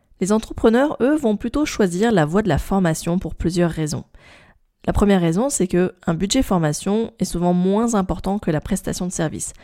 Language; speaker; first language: French; native; French